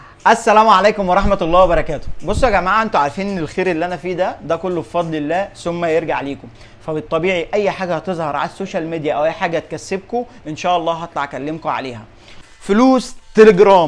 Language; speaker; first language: Arabic; native; Arabic